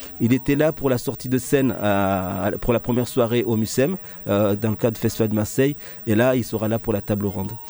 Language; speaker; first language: French; early bilingual, other home language; Ngazidja Comorian